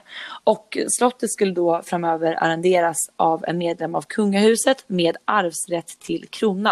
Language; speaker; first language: Swedish; native; Swedish